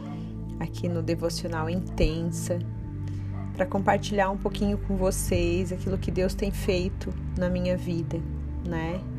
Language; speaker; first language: Portuguese; native; Portuguese